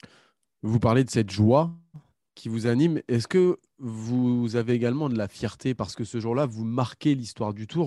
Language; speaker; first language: French; native; French